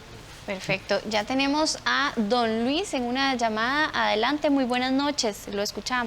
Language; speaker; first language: Spanish; native; Spanish